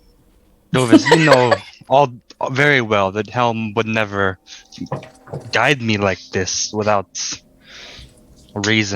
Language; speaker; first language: English; native; English